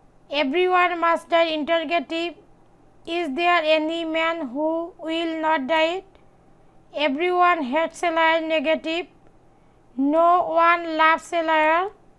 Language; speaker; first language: English; non-native, local second language; Bangla